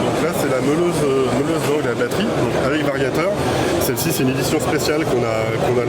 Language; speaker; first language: French; native; French